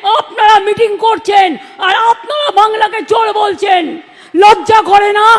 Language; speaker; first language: Bangla; native; Bangla